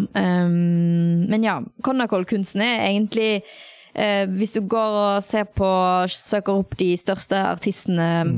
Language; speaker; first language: Norwegian; early bilingual, other home language; Tamil